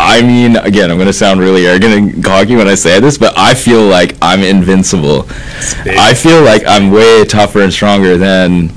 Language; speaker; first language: English; native; English